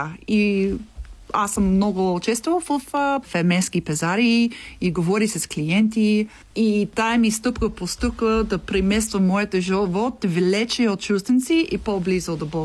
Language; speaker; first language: Bulgarian; non-native, learner; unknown